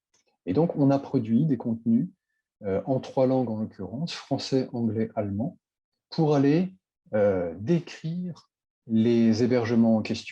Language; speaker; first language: French; native; French